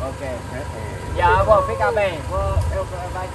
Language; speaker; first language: Portuguese; non-native, learner; Vietnamese